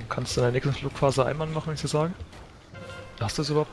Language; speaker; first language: German; native; German